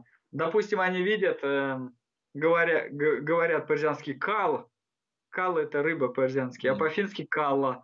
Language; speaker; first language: Russian; non-native, local second language; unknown